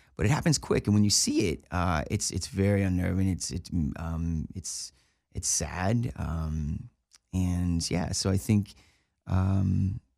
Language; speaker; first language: English; native; English